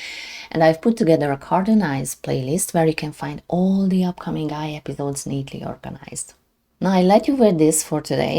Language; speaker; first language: English; non-native, fluent; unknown